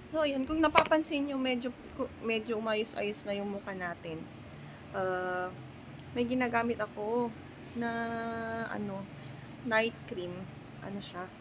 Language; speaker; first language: Filipino; non-native, local second language; Iloko